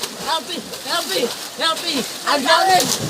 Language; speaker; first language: English; non-native, learner; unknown